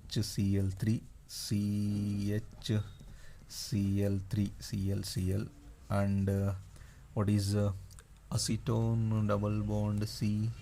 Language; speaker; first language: English; non-native, local second language; Kannada